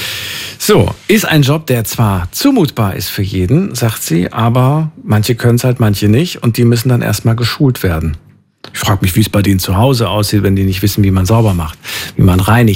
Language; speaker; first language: German; native; German